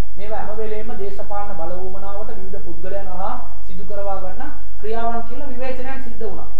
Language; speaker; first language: Sinhala; non-native, local second language; Tamil